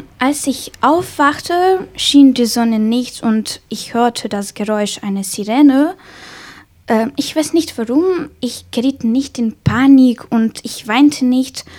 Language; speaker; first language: German; non-native, learner; Ukrainian